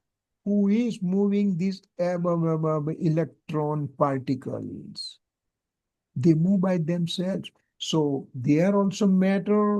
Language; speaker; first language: English; non-native, local second language; Gujarati